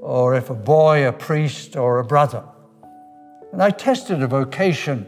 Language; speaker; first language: English; native; English